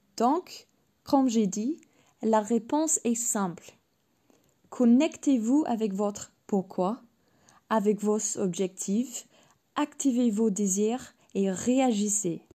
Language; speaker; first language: French; non-native, fluent; English